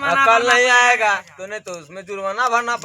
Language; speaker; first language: Hindi; native; Hindi